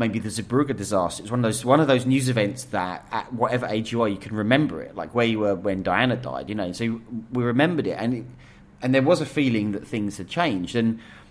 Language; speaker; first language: English; native; English